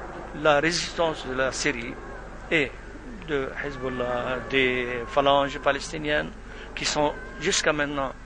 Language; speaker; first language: French; non-native, fluent; Arabic